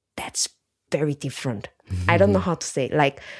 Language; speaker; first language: English; non-native, learner; Korean